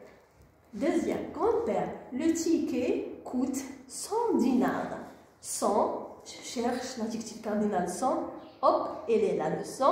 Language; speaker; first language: French; non-native, local second language; Arabic